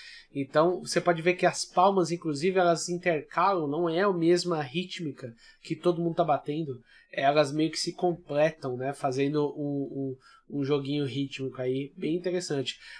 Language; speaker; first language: Portuguese; native; Portuguese